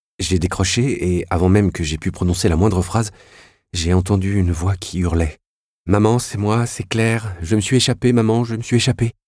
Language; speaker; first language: French; native; French